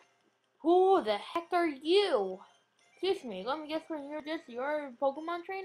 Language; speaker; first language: English; native; English